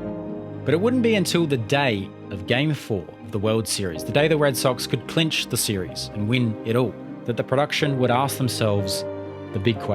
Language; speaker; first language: English; native; English